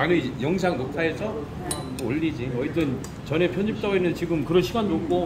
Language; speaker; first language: Korean; native; Korean